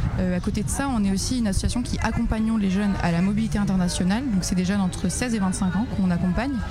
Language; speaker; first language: French; native; French